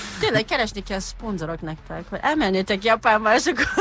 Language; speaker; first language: Hungarian; non-native, learner; Japanese